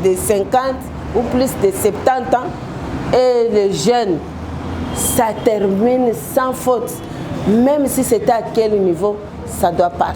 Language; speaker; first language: French; non-native, local second language; Lingala